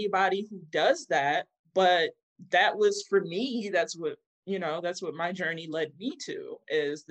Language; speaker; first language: English; native; English